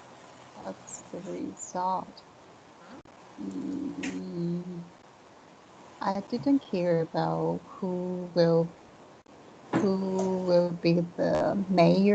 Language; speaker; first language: English; non-native, learner; Chinese